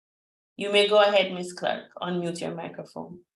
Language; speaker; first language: English; native; English